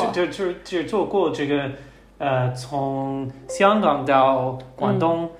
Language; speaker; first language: Chinese; non-native, learner; English